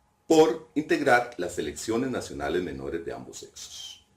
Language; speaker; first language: Spanish; native; Spanish